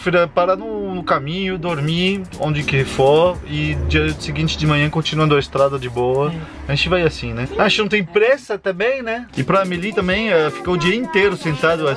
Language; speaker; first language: Portuguese; non-native, fluent; French